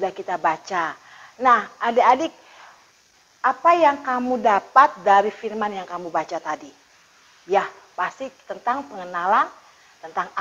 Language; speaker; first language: Indonesian; native; Indonesian